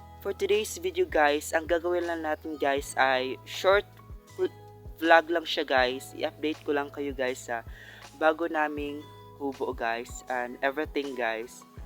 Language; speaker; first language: Filipino; non-native, local second language; Cebuano